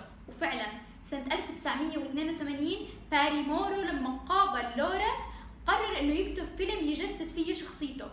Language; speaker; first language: Arabic; native; Arabic